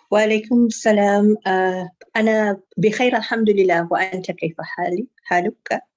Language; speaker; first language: Arabic; non-native, learner; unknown